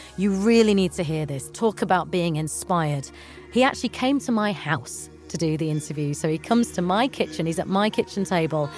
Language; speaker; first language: English; native; English